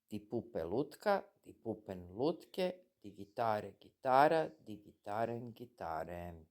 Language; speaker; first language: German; non-native, fluent; Serbian